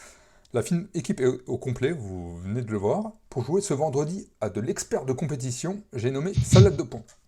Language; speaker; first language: French; native; French